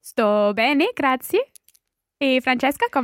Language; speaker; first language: Italian; non-native, learner; English